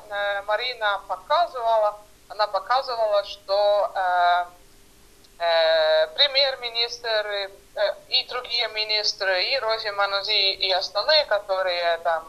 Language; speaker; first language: Russian; non-native, fluent; Estonian